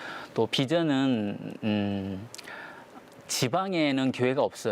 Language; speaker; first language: Korean; native; Korean